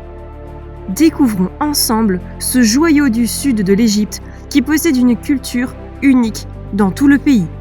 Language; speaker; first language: French; native; French